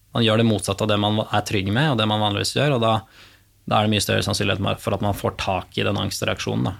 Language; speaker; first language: Norwegian; native; Norwegian